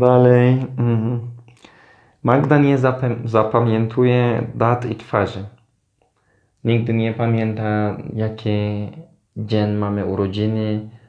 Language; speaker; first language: Polish; non-native, learner; Turkish